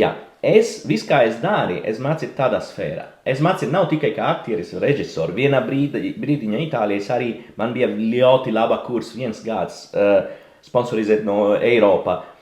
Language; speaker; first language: Latvian; non-native, learner; Italian